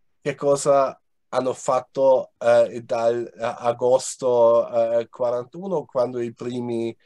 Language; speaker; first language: Italian; non-native, fluent; German